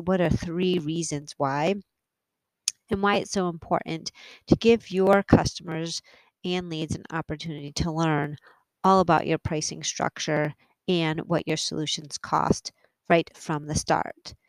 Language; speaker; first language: English; native; English